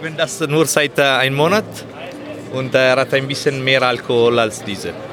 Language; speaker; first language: German; non-native, learner; Italian